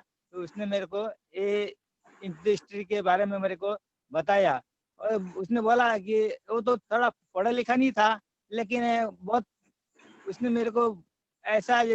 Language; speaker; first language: Hindi; non-native, local second language; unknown